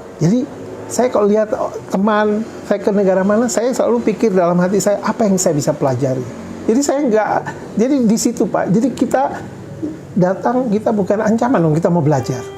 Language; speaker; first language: Indonesian; native; Indonesian